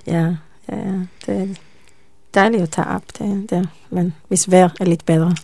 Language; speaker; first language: Danish; non-native, learner; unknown